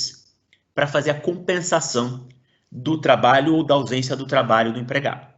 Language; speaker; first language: Portuguese; native; Portuguese